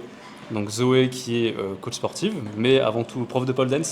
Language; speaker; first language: French; native; French